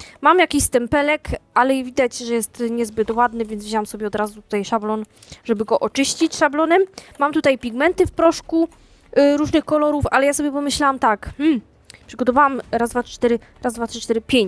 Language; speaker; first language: Polish; native; Polish